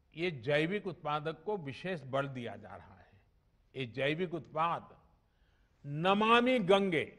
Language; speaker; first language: Hindi; non-native, local second language; Gujarati